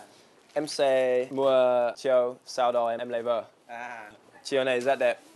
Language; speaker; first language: Vietnamese; non-native, learner; English